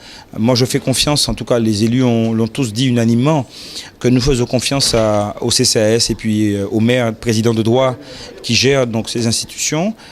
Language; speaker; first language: French; native; French